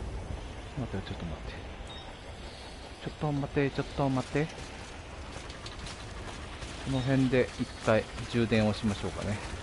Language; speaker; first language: Japanese; native; Japanese